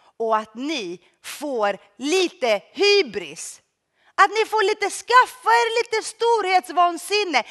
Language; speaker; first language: Swedish; early bilingual, other home language; Greek